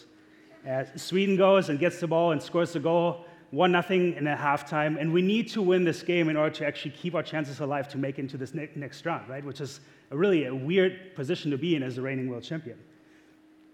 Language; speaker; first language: English; non-native, fluent; German